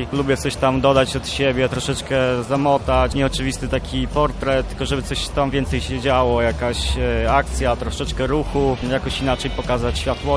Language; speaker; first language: Polish; native; Polish